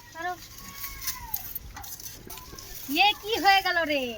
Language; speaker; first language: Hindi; non-native, local second language; Bangla